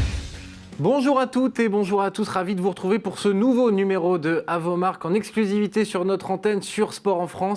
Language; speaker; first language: French; native; French